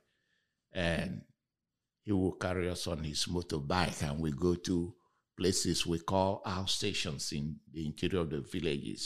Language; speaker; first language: English; non-native, local second language; Igbo